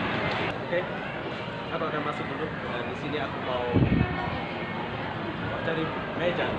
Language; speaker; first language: Indonesian; non-native, local second language; Sasak